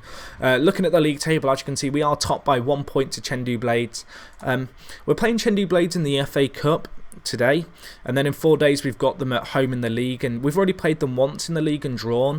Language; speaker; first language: English; native; English